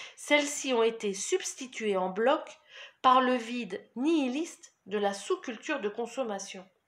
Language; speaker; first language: French; native; French